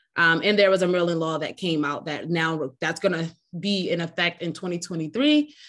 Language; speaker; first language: English; native; English